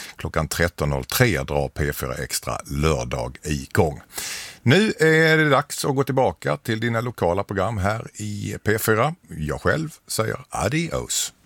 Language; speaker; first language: Swedish; native; Swedish